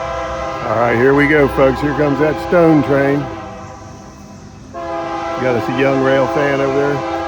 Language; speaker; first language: English; native; English